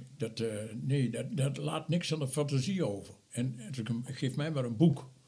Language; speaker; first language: Dutch; native; Dutch